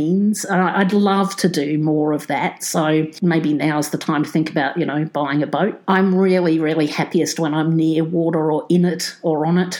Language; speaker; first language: English; native; English